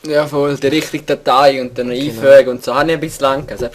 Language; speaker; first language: German; native; German